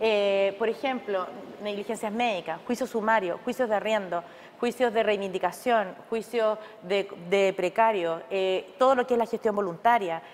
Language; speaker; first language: Spanish; native; Spanish